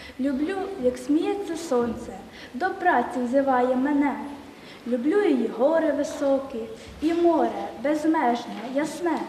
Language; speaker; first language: Ukrainian; native; Ukrainian